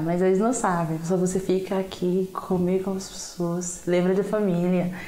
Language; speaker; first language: Portuguese; non-native, fluent; Haitian Creole